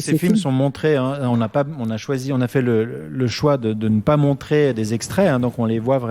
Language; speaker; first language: French; native; French